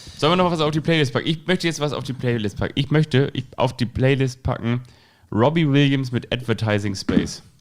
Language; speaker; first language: German; native; German